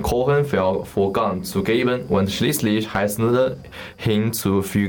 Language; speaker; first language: German; non-native, learner; Chinese